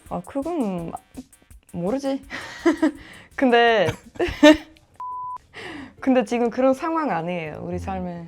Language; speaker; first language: Korean; non-native, learner; Swedish